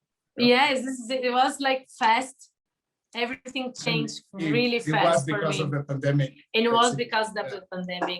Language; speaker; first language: English; non-native, learner; Portuguese